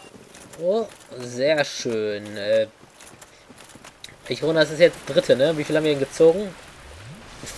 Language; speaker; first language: German; native; German